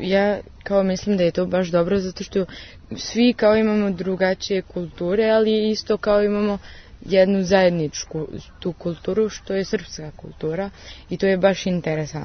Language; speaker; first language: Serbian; early bilingual, heritage; Serbian